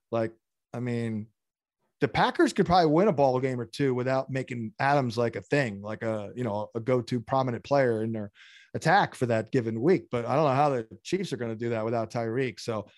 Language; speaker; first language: English; native; English